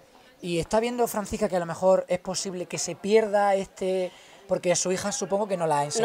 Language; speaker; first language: Spanish; native; Spanish